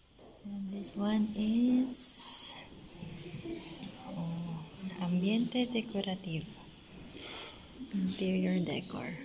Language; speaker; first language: English; non-native, fluent; Filipino